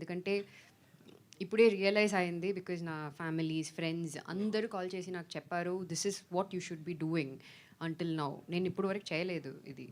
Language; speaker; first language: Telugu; non-native, fluent; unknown